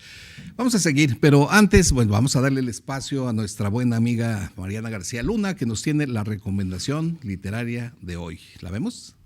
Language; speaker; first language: Spanish; native; Spanish